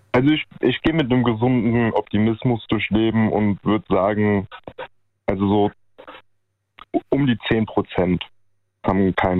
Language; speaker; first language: German; native; German